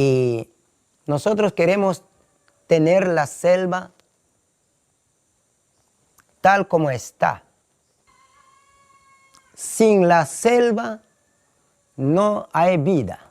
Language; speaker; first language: Spanish; non-native, local second language; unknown